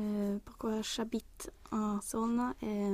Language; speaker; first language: French; non-native, learner; Swedish